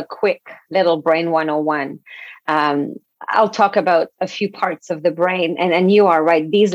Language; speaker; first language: English; non-native, fluent; French